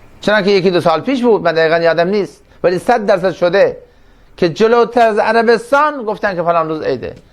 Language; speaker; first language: Persian; non-native, local second language; Turkmen